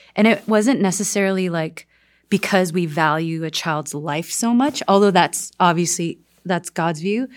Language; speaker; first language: English; non-native, fluent; Korean